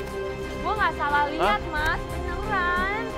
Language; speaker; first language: Indonesian; native; Indonesian